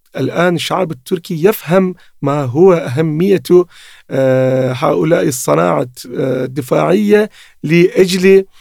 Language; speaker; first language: Arabic; non-native, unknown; Turkish